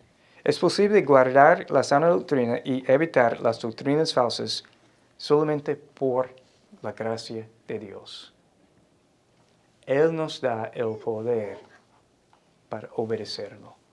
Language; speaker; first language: Spanish; non-native, fluent; English